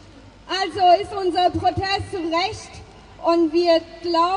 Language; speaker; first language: German; non-native, fluent; Persian